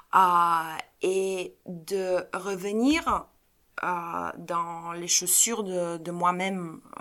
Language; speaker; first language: French; non-native, fluent; Bulgarian